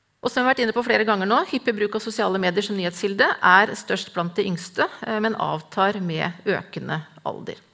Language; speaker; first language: Norwegian; native; Norwegian